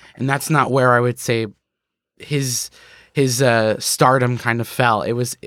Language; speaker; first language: English; native; English